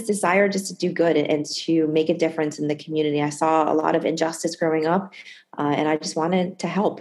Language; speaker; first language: English; native; English